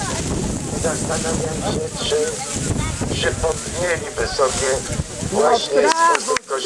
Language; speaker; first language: Polish; native; Polish